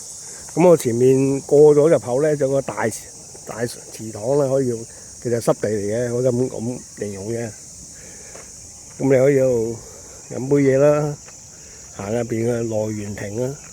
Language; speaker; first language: Chinese; native; Chinese